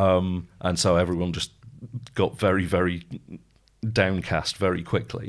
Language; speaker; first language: English; native; English